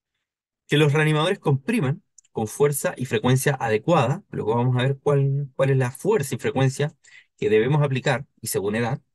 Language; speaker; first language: Spanish; native; Spanish